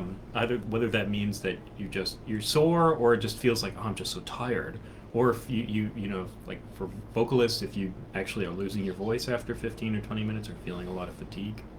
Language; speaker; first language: English; native; English